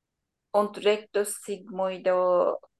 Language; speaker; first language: German; non-native, learner; Turkish